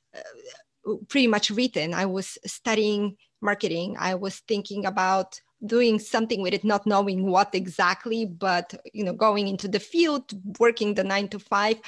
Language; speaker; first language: English; non-native, fluent; Portuguese